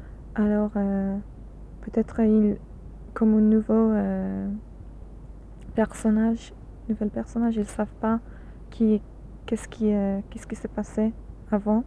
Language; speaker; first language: French; non-native, learner; English